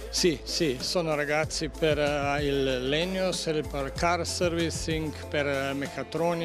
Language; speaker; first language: Italian; non-native, learner; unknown